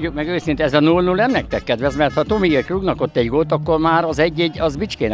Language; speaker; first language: Hungarian; native; Hungarian